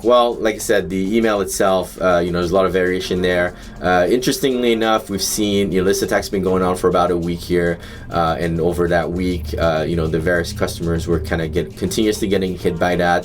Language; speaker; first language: English; native; English